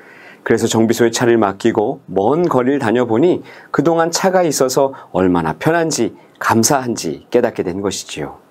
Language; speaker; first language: Korean; native; Korean